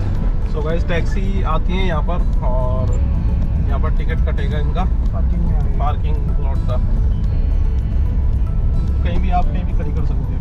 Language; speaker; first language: Hindi; native; Hindi